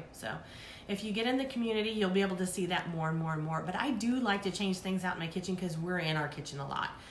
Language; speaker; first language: English; native; English